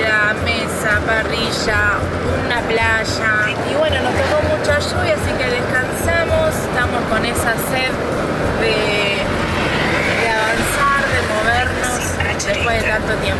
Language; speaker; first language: Spanish; native; Spanish